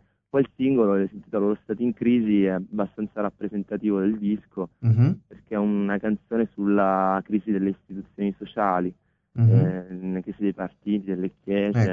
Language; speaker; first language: Italian; native; Italian